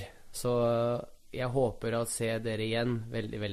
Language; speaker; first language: Norwegian; early bilingual, other home language; Russian